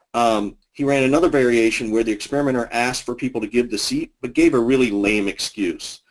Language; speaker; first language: English; native; English